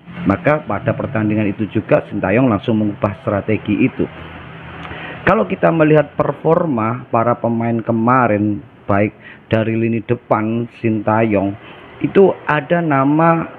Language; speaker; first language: Indonesian; native; Indonesian